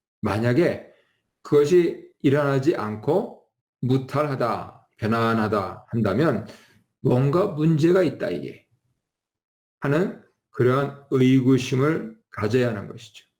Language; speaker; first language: Korean; native; Korean